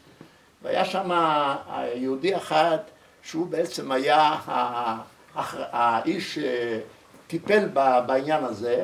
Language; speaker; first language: Hebrew; early bilingual, other home language; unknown